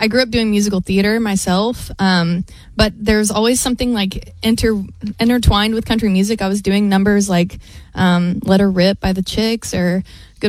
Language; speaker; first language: English; native; English